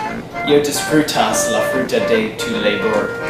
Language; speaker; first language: Spanish; non-native, learner; English